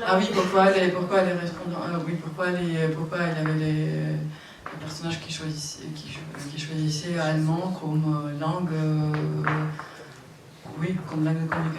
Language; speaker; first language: French; non-native, fluent; Russian